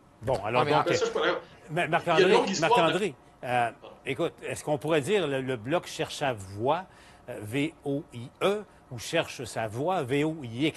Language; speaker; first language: French; native; French